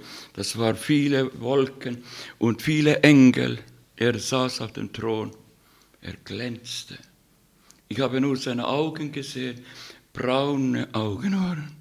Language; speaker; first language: German; non-native, learner; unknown